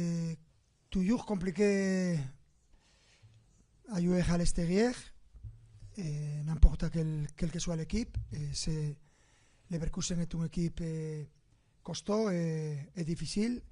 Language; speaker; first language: French; non-native, fluent; Spanish